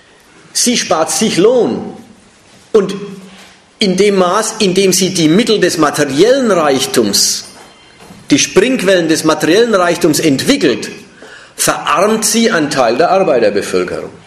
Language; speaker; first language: German; native; German